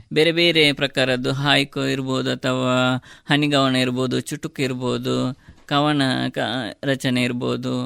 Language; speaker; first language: Kannada; non-native, local second language; Tulu